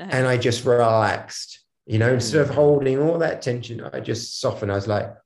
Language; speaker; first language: English; native; English